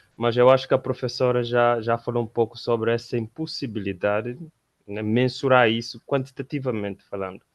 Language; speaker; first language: Portuguese; non-native, local second language; Upper Guinea Crioulo